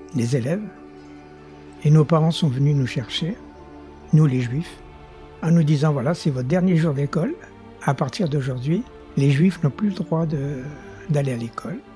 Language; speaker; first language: French; native; French